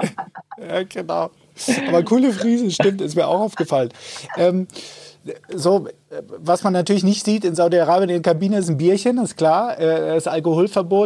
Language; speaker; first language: German; native; German